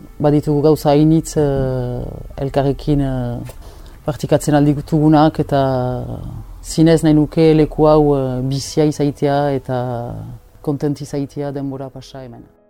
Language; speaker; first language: Basque; native; Basque